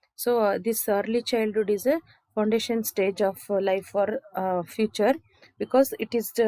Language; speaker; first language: English; non-native, local second language; Kannada